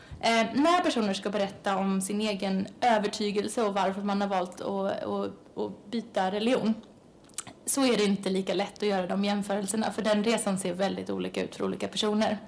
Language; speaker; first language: Swedish; native; Swedish